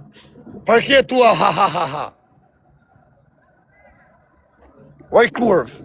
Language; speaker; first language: Spanish; non-native, learner; Albanian